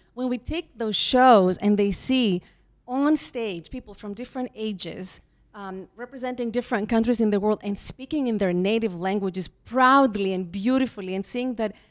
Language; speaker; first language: English; non-native, fluent; Greek